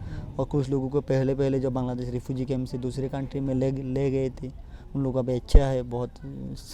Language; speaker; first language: Hindi; non-native, fluent; Rohingya